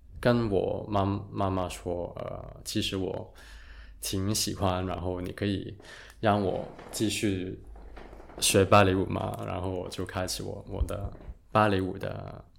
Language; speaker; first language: Chinese; non-native, local second language; Cantonese